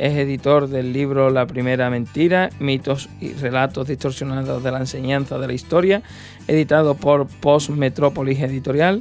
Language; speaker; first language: Spanish; native; Spanish